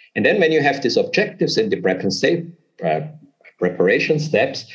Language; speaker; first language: English; non-native, fluent; German